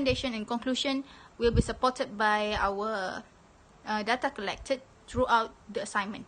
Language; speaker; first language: English; non-native, local second language; Malay